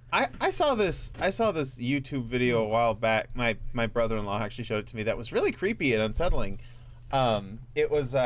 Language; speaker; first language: English; native; English